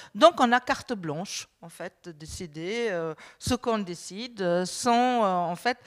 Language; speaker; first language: French; non-native, fluent; German